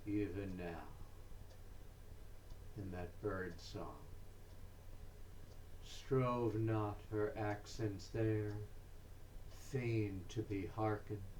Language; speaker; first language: English; native; English